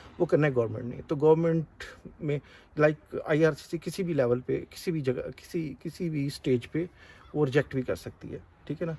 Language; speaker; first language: Urdu; non-native, local second language; Punjabi